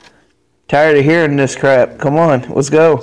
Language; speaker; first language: English; native; English